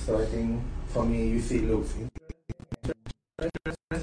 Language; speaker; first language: English; non-native, local second language; Malay